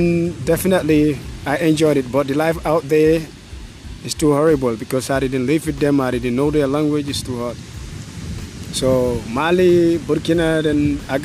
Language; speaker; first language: English; non-native, local second language; Wolof